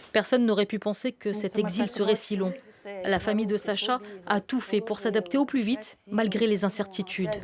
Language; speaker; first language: French; native; French